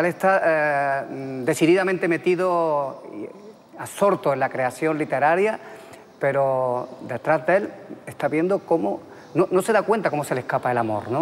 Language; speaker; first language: Spanish; native; Spanish